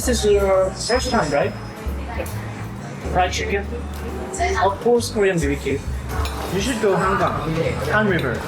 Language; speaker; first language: English; non-native, learner; Korean